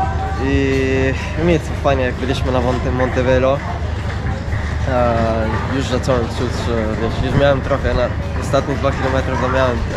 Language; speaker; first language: Polish; non-native, fluent; Italian